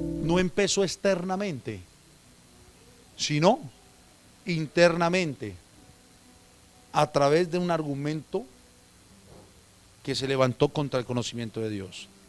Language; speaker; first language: Spanish; native; Spanish